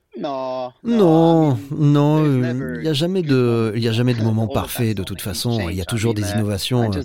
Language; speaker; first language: French; non-native, fluent; Polish